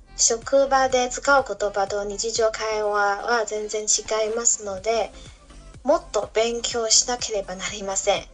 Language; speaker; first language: Japanese; non-native, learner; Chinese